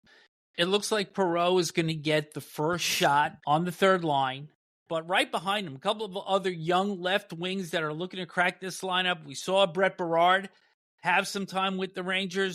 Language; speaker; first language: English; native; English